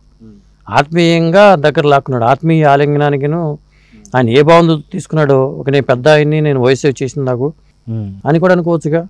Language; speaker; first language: Telugu; native; Telugu